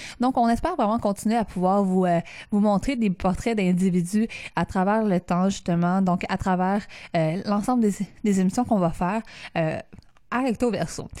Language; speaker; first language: French; native; French